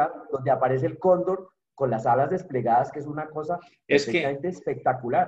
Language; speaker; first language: Spanish; native; Spanish